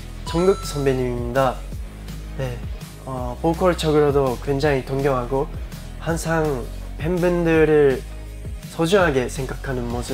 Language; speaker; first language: Korean; non-native, fluent; Japanese